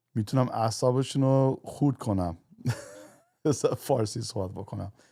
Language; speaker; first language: Persian; early bilingual, other home language; English